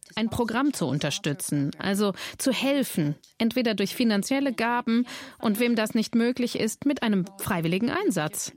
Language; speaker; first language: German; non-native, fluent; English